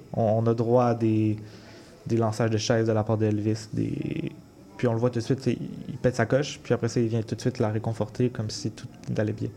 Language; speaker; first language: French; native; French